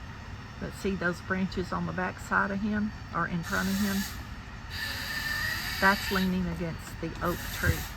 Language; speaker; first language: English; native; English